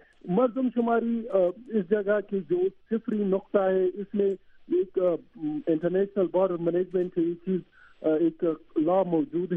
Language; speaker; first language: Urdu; non-native, learner; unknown